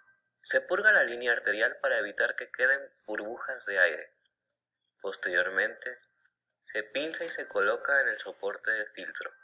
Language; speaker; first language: Spanish; native; Spanish